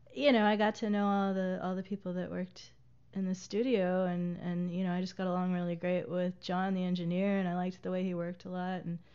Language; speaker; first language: English; native; English